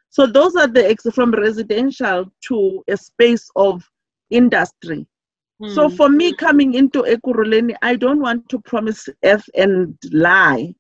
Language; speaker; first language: English; non-native, local second language; Southern Sotho